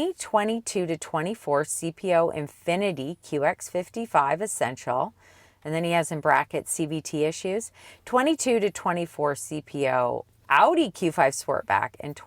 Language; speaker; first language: English; native; English